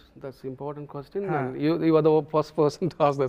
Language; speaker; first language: Telugu; non-native, local second language; Tamil